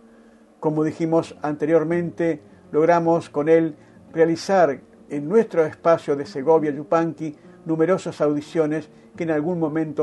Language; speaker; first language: Spanish; native; Spanish